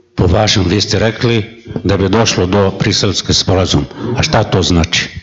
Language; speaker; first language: Serbian; non-native, fluent; Arabic